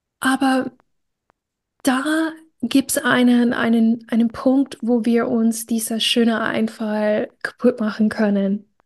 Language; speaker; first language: German; non-native, fluent; English